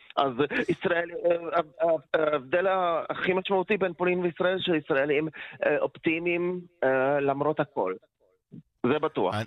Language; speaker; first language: Hebrew; non-native, fluent; Polish